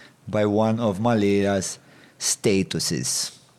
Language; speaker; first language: English; non-native, local second language; Maltese